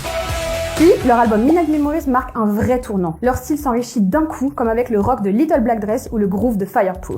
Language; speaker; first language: French; native; French